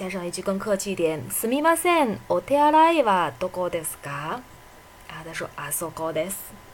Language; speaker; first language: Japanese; non-native, fluent; Chinese